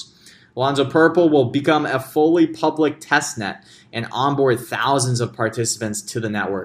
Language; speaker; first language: English; native; English